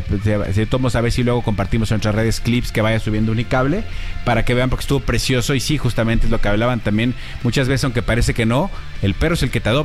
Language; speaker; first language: Spanish; native; Spanish